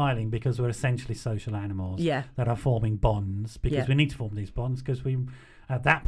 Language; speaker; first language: English; native; English